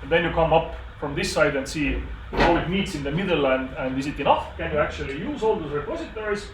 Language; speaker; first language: English; non-native, fluent; Estonian